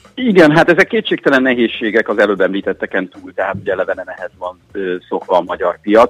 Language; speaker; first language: Hungarian; native; Hungarian